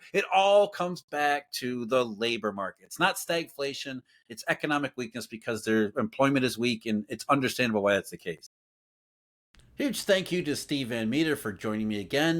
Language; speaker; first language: English; native; English